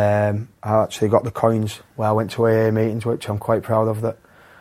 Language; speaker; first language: English; native; English